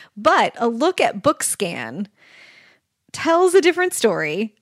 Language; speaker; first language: English; native; English